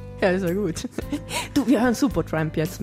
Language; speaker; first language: German; native; German